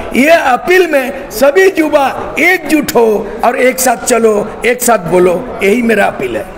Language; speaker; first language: Hindi; non-native, local second language; Santali